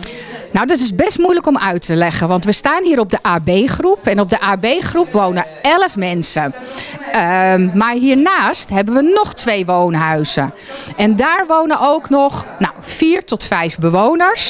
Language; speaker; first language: Dutch; native; Dutch